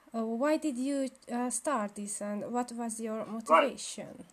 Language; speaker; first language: English; non-native, learner; Hungarian